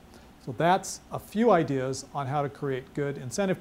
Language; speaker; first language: English; native; English